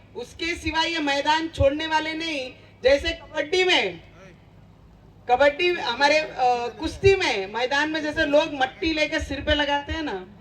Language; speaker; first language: Hindi; non-native, local second language; Marathi